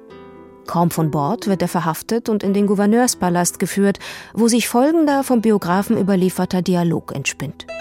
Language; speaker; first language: German; native; German